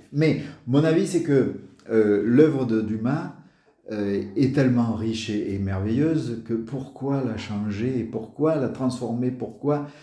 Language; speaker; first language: French; native; French